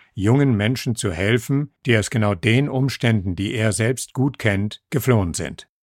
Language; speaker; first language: German; non-native, learner; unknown